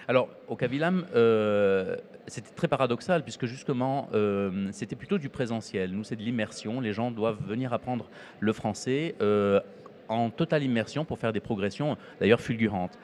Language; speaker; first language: French; native; French